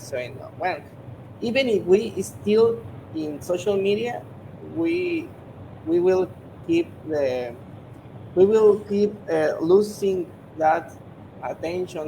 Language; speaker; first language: English; non-native, learner; Spanish